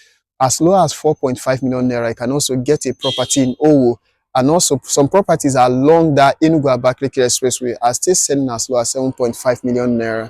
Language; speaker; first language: English; non-native, local second language; Igbo